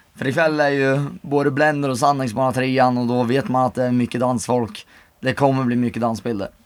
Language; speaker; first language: Swedish; native; Swedish